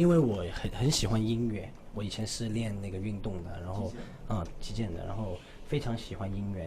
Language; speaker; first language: Chinese; non-native, local second language; Cantonese